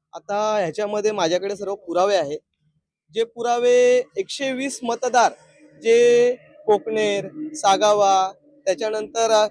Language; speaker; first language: Marathi; native; Marathi